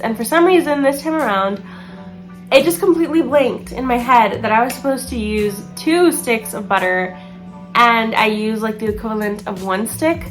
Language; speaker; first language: English; native; English